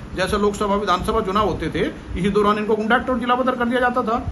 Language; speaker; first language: Hindi; native; Hindi